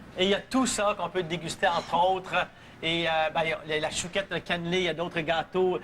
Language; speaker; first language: French; native; French